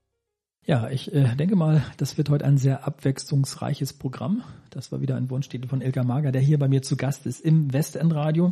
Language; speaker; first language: German; native; German